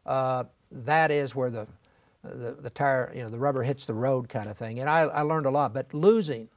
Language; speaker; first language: English; native; English